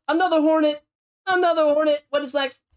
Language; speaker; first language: English; native; English